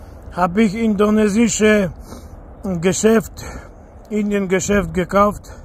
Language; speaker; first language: German; non-native, learner; Polish